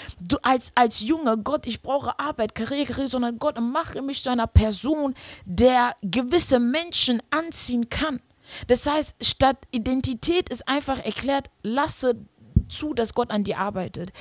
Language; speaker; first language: German; non-native, fluent; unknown